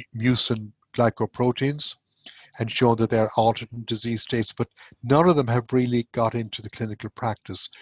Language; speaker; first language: English; native; English